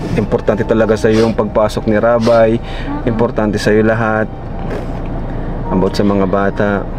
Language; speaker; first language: Filipino; non-native, local second language; Bikol